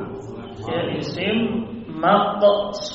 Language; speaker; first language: Arabic; non-native, fluent; Indonesian